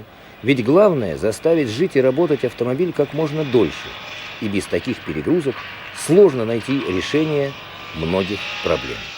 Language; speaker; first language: Russian; native; Russian